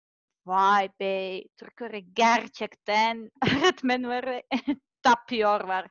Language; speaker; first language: Turkish; non-native, learner; Serbian